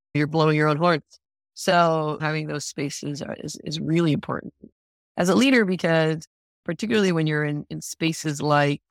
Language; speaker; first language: English; non-native, fluent; Spanish